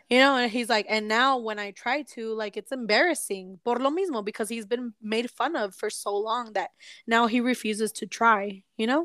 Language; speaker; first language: English; early bilingual, other home language; Spanish